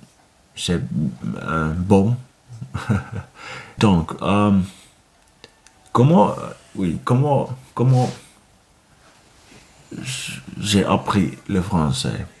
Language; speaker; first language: French; non-native, learner; Finnish